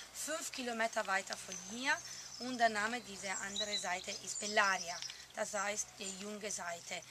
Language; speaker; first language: German; non-native, fluent; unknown